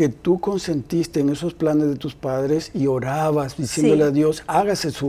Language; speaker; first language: Spanish; native; Spanish